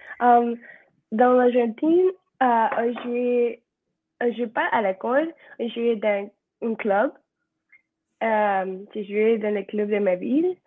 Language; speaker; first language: French; non-native, learner; Spanish